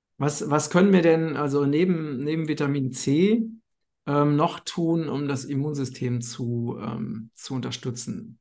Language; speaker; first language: German; native; German